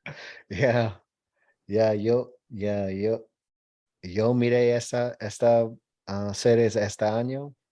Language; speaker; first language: Spanish; non-native, learner; English